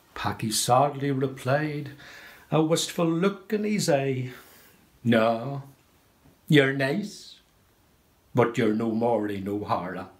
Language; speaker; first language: English; native; English